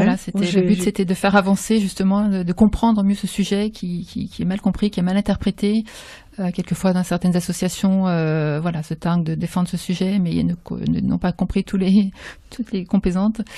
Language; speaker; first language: French; native; French